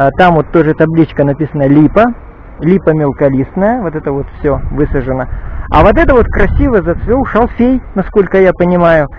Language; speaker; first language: Russian; native; Russian